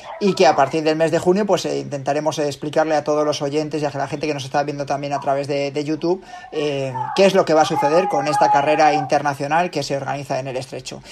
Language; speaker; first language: Spanish; native; Spanish